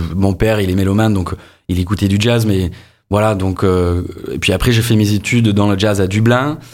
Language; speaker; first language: French; non-native, fluent; English